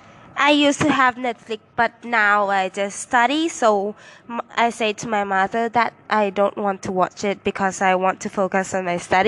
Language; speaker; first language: English; non-native, learner; Thai